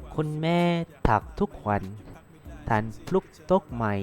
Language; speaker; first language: Thai; non-native, learner; Malay